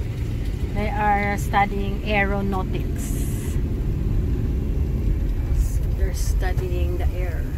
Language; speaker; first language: English; non-native, local second language; Hiligaynon